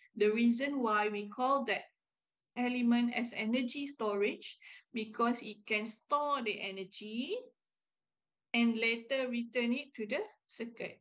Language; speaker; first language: English; non-native, local second language; Malay